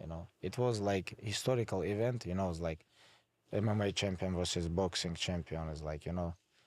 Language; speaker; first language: English; non-native, fluent; Avaric